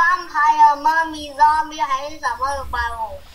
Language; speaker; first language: Chinese; early bilingual, heritage; Chinese